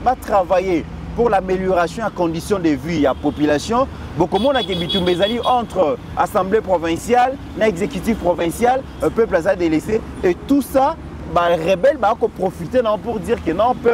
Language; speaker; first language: French; non-native, local second language; Lingala